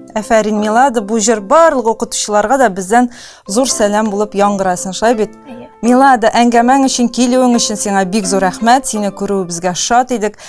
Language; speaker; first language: Tatar; native; Tatar